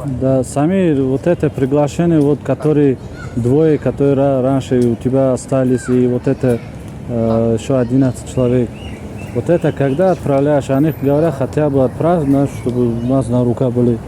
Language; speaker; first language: Russian; non-native, local second language; Tajik